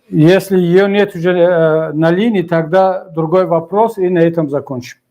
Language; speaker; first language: Russian; non-native, local second language; Tajik